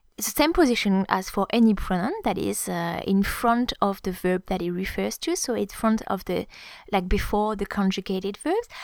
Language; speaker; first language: English; non-native, fluent; French